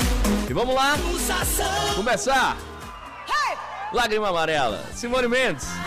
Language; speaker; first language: Portuguese; native; Portuguese